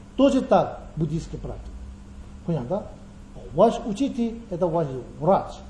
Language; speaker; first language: Russian; non-native, learner; Tibetan